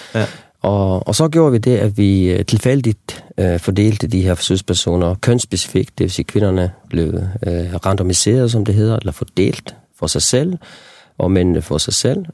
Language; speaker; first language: Danish; non-native, local second language; Faroese